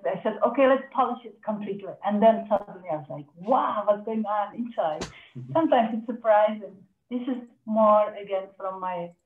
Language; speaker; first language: English; non-native, fluent; Czech